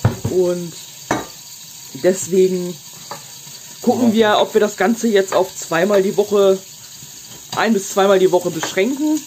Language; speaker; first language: German; native; German